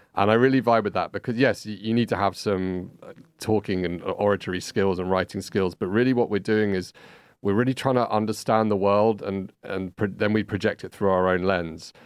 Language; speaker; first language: English; native; English